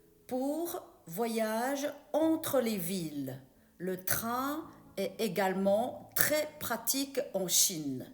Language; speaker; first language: French; non-native, fluent; Chinese